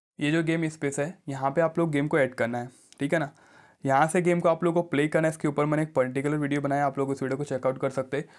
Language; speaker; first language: Hindi; native; Hindi